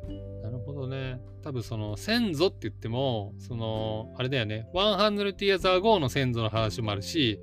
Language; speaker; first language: Japanese; native; Japanese